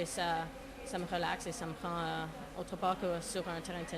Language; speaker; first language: French; non-native, local second language; English